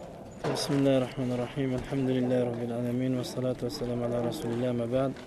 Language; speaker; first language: Arabic; non-native, fluent; French